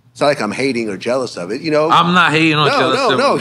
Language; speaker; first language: English; native; English